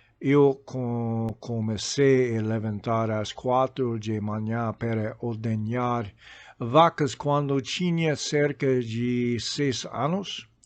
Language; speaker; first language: Portuguese; non-native, fluent; English